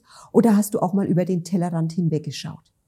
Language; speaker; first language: German; native; German